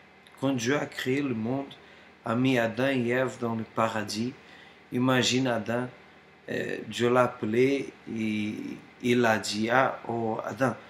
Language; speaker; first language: French; non-native, fluent; Portuguese